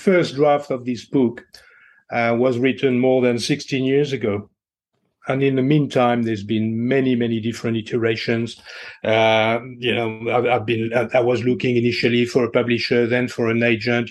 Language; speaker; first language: English; non-native, fluent; French